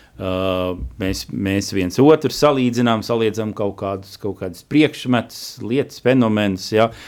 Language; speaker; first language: Latvian; native; Latvian